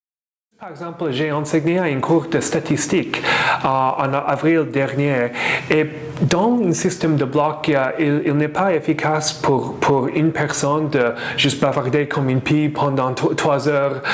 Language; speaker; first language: French; non-native, learner; English